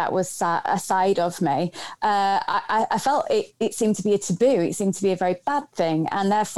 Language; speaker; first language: English; native; English